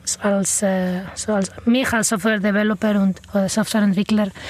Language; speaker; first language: German; non-native, learner; Arabic